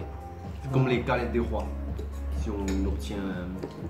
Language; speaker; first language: French; non-native, fluent; Chinese